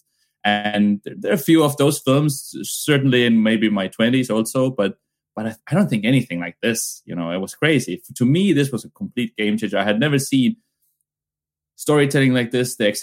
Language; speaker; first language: English; non-native, fluent; Estonian